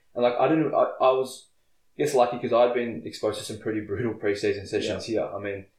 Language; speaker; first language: English; native; English